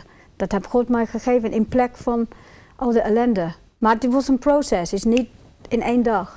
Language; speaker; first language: Dutch; non-native, fluent; English